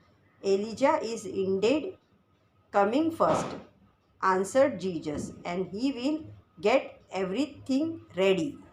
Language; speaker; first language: English; non-native, local second language; Hindi